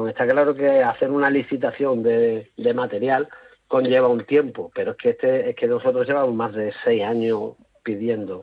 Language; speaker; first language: Spanish; native; Spanish